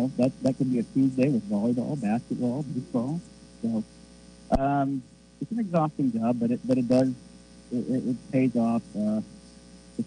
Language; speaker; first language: English; native; English